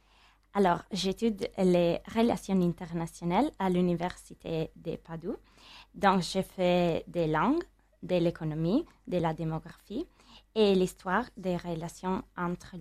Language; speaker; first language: French; non-native, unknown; Italian